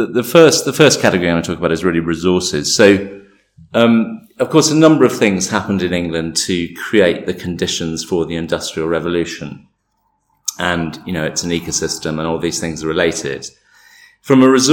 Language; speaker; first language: English; native; English